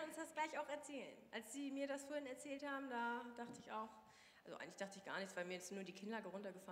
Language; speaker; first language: German; native; German